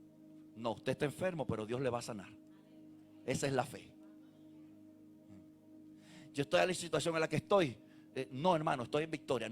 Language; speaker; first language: Spanish; native; Spanish